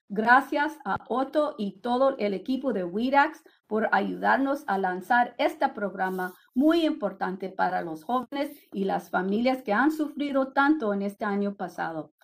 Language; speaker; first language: Spanish; early bilingual, heritage; Spanish